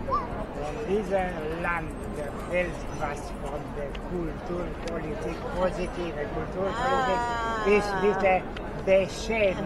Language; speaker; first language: German; non-native, fluent; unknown